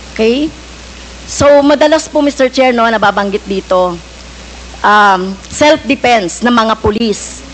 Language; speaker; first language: Filipino; native; Filipino